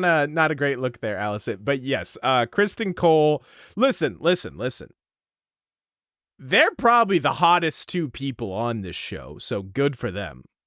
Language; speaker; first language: English; native; English